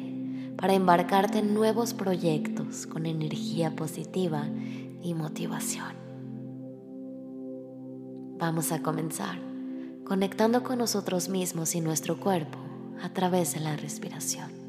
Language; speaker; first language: Spanish; native; Spanish